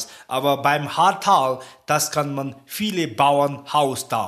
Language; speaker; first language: German; non-native, learner; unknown